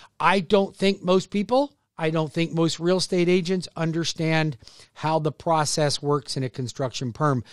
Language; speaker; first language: English; native; English